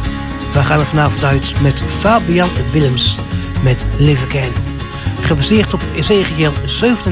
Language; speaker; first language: Dutch; native; Dutch